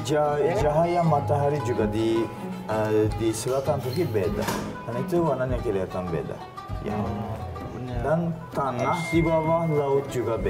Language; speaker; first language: Indonesian; non-native, fluent; Turkish